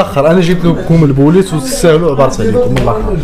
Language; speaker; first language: Arabic; native; Arabic